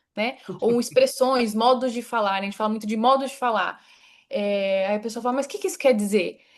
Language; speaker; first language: Portuguese; native; Portuguese